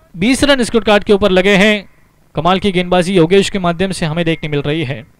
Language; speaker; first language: Hindi; non-native, local second language; Marathi